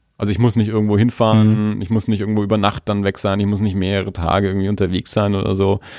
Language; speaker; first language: German; native; German